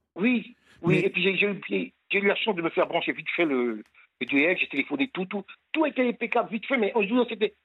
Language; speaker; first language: French; native; French